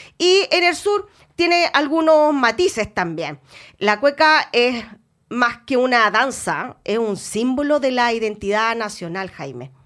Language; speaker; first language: Spanish; native; Spanish